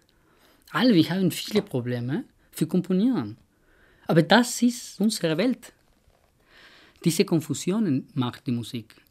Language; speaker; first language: German; non-native, fluent; Spanish